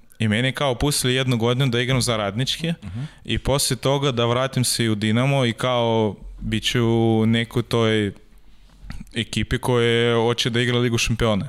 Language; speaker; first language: Serbian; non-native, learner; Russian